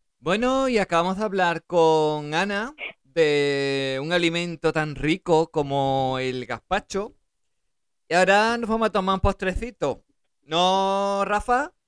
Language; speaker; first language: Spanish; early bilingual, other home language; German